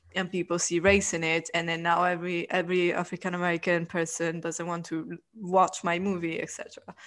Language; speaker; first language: English; non-native, fluent; Italian